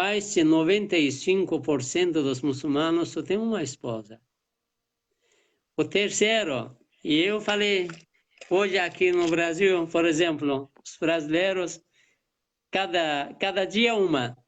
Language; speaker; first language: Portuguese; non-native, fluent; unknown